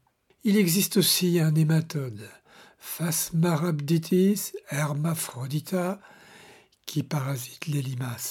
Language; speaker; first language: French; native; French